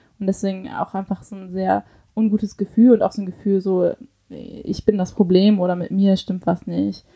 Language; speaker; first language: German; early bilingual, other home language; Chinese